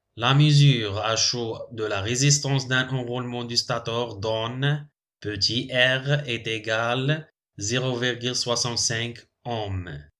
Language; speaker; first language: French; non-native, local second language; Arabic